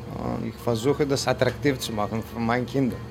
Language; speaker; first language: German; non-native, learner; Greek